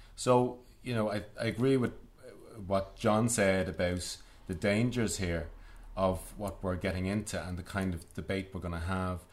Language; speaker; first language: English; native; English